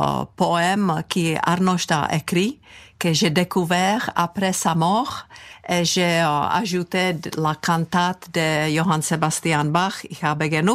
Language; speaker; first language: French; non-native, fluent; Czech